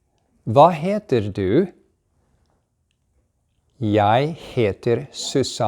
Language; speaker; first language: Norwegian; early bilingual, heritage; English